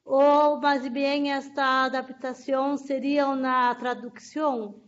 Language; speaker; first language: Spanish; non-native, fluent; Portuguese